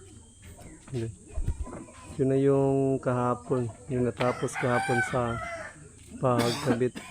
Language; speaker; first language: Filipino; non-native, local second language; Cebuano